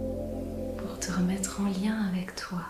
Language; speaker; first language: French; native; French